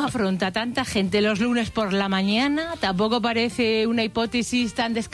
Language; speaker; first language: Spanish; native; Spanish